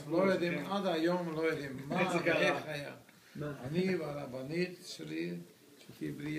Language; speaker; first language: Hebrew; non-native, fluent; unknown